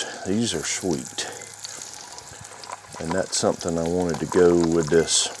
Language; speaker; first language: English; native; English